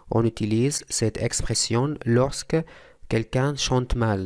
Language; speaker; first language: French; non-native, fluent; Arabic